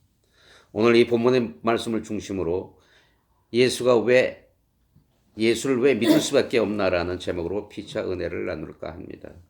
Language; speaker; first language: Korean; native; Korean